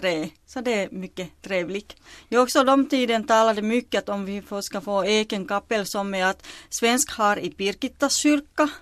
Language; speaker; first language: Swedish; non-native, local second language; Finnish